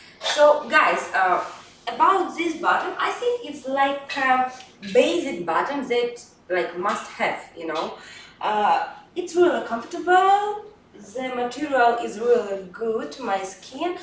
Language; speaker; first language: English; non-native, fluent; Russian